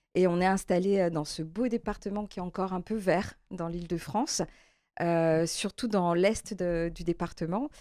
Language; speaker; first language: French; native; French